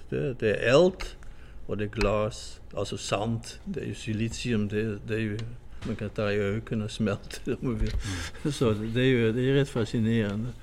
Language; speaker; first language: Swedish; non-native, fluent; Dutch